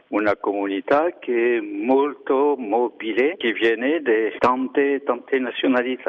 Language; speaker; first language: Italian; non-native, learner; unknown